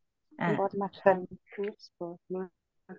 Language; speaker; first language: German; non-native, learner; Lao